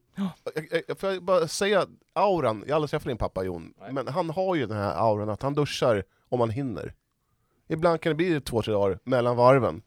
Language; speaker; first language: Swedish; native; Swedish